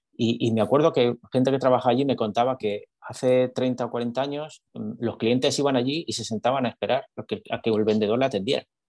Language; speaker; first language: Spanish; native; Spanish